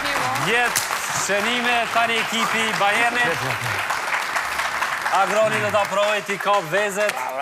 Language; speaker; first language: Albanian; native; Albanian